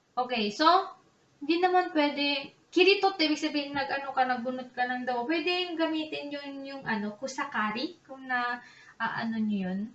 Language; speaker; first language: Filipino; native; Filipino